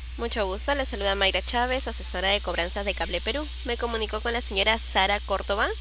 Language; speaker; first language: Spanish; native; Spanish